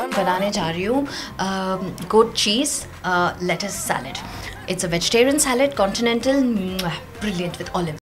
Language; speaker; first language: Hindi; early bilingual, heritage; Hindi